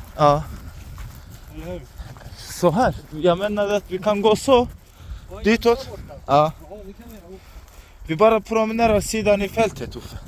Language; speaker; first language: Swedish; non-native, fluent; Turkish